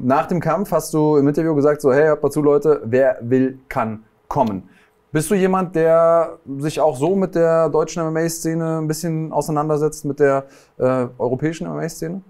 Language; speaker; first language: German; native; German